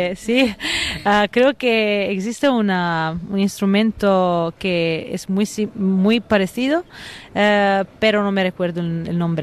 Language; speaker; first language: Spanish; non-native, fluent; Italian